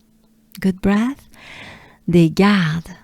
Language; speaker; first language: French; native; French